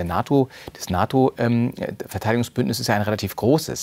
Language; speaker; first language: German; native; German